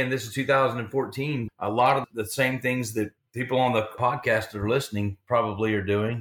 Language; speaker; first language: English; native; English